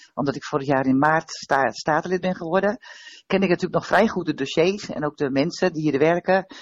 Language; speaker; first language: Dutch; native; Dutch